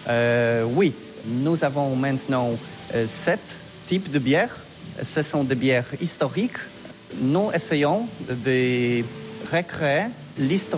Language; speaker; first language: French; non-native, learner; Polish